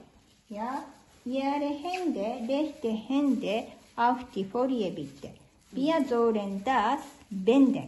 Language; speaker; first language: German; non-native, learner; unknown